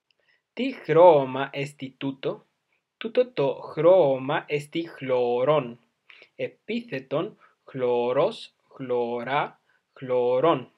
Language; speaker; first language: Greek; non-native, fluent; Spanish